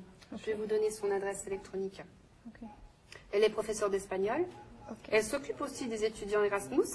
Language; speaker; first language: French; native; French